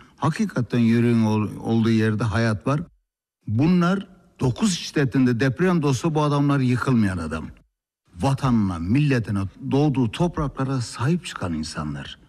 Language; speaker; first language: Turkish; native; Turkish